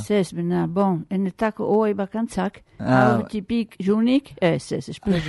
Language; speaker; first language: Basque; native; Basque